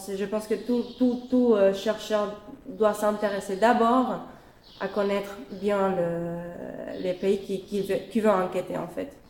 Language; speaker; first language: French; non-native, fluent; Spanish